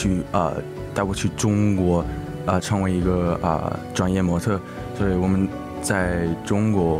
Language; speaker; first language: Chinese; early bilingual, heritage; English